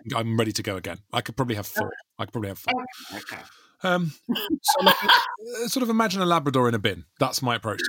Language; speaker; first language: English; native; English